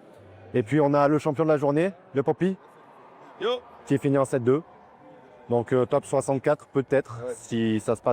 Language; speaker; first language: French; native; French